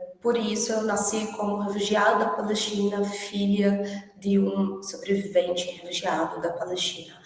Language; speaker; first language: Portuguese; non-native, fluent; Arabic